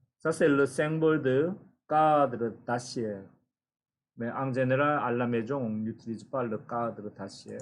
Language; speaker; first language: French; non-native, fluent; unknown